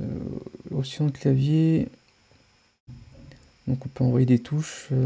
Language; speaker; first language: French; native; French